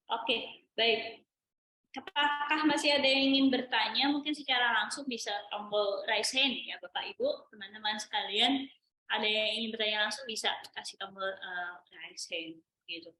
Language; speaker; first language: Indonesian; native; Indonesian